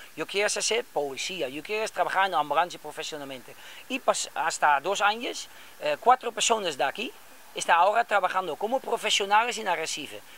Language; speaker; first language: Spanish; non-native, learner; Dutch